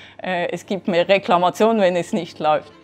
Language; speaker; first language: German; non-native, local second language; French